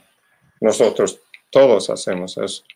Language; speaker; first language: Spanish; non-native, learner; English